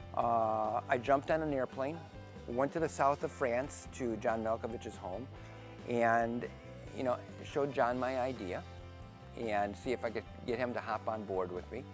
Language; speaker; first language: English; native; English